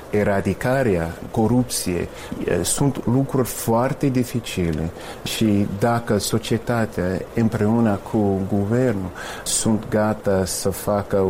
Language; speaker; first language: Romanian; non-native, fluent; English